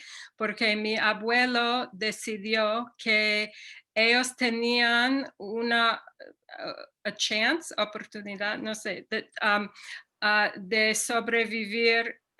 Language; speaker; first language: Spanish; non-native, fluent; English